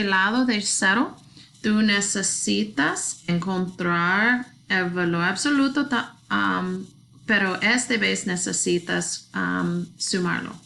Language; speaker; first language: Spanish; non-native, learner; English